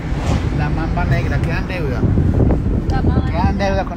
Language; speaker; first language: Spanish; native; Spanish